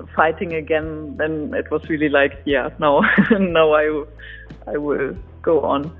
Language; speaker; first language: English; non-native, fluent; German